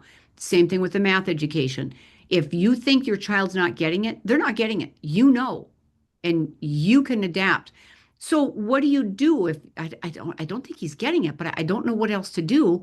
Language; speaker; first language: English; native; English